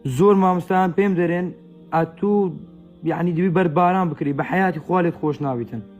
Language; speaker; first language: Central Kurdish; native; Central Kurdish